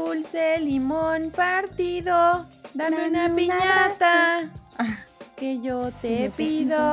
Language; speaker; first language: Spanish; native; Spanish